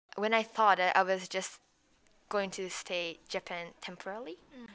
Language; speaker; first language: English; non-native, fluent; Japanese